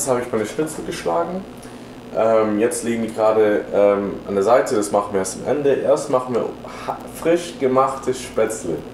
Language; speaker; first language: German; early bilingual, heritage; English